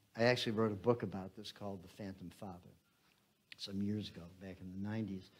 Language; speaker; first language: English; native; English